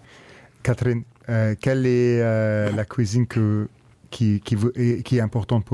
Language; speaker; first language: French; non-native, local second language; Luxembourgish